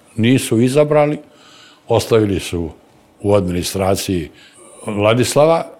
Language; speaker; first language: Serbian; native; Serbian